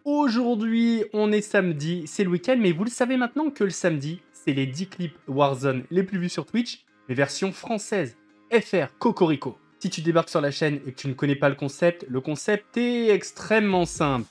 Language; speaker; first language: French; native; French